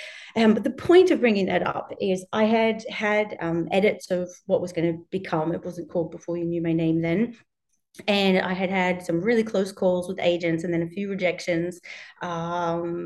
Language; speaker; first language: English; native; English